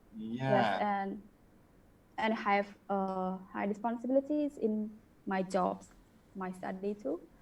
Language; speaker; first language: English; non-native, learner; Khmer